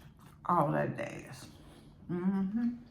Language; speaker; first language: English; native; English